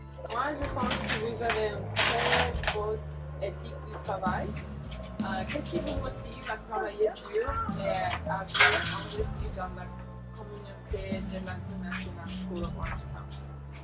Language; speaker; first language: French; non-native, learner; English